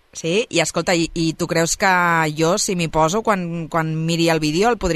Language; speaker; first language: Catalan; native; Catalan